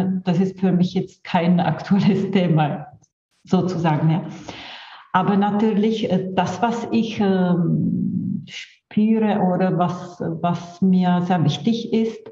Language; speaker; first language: German; non-native, fluent; Czech